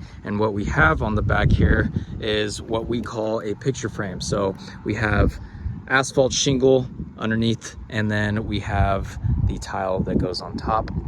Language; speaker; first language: English; native; English